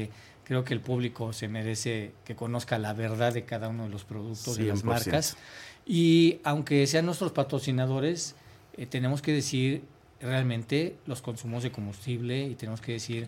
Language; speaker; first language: Spanish; native; Spanish